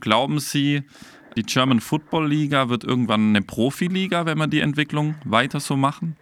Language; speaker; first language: German; native; German